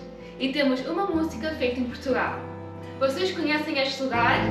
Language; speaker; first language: Portuguese; early bilingual, heritage; Portuguese